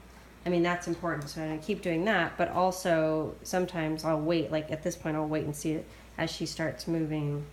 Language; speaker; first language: English; native; English